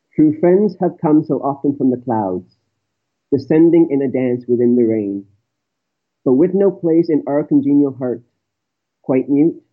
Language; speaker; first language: English; native; English